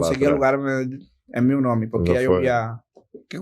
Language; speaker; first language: Portuguese; non-native, fluent; Spanish